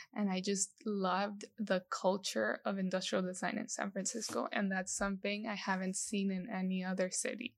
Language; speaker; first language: English; non-native, fluent; Spanish